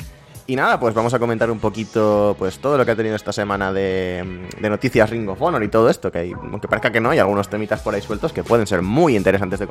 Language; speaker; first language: Spanish; native; Spanish